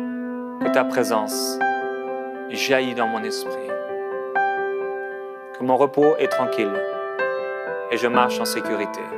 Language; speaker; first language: French; non-native, local second language; Haitian Creole